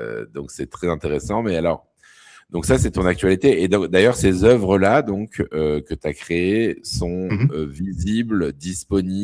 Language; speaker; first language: French; native; French